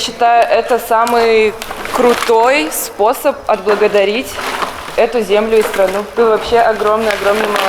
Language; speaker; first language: Russian; native; Russian